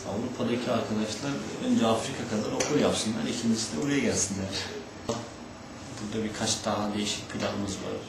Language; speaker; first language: Turkish; native; Turkish